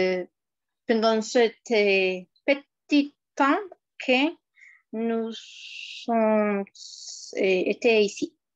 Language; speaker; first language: French; non-native, fluent; Spanish